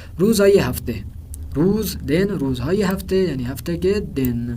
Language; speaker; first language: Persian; non-native, fluent; Urdu